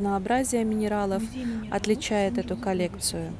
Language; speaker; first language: Russian; native; Russian